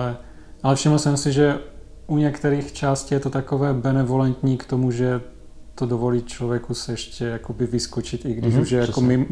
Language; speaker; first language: Czech; native; Czech